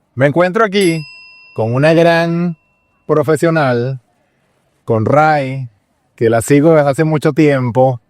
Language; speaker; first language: Spanish; native; Spanish